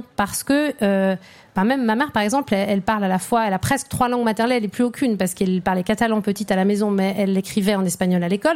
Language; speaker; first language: French; native; French